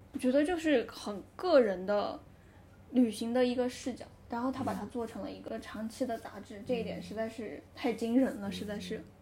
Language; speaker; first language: Chinese; native; Chinese